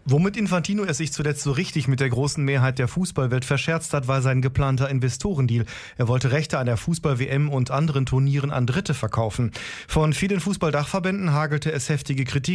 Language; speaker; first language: German; native; German